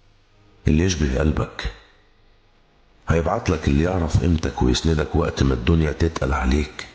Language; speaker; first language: Arabic; native; Arabic